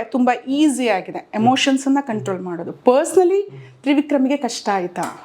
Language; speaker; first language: Kannada; native; Kannada